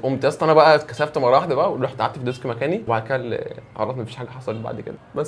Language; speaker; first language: Arabic; native; Arabic